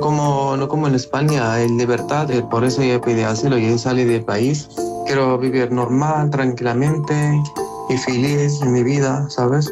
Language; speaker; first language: Spanish; non-native, learner; Arabic